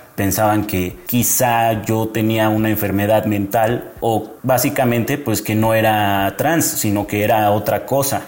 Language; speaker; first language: Spanish; native; Spanish